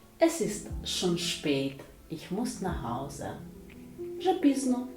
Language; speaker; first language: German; non-native, fluent; Ukrainian